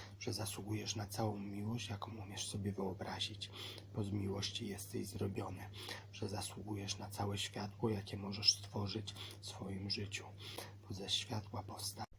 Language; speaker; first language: Polish; native; Polish